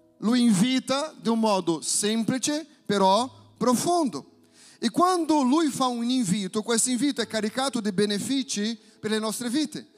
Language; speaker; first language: Italian; non-native, fluent; Portuguese